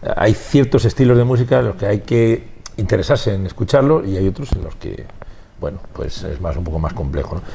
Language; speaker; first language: Spanish; native; Spanish